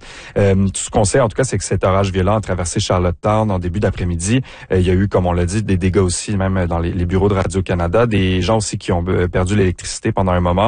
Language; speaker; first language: French; native; French